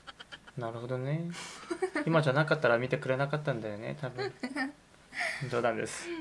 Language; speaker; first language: Japanese; non-native, fluent; Korean